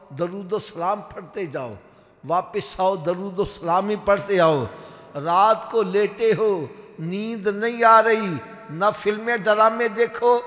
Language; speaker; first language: Urdu; native; Urdu